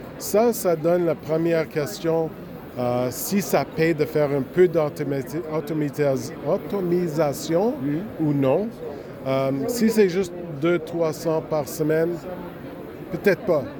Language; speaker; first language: French; non-native, local second language; English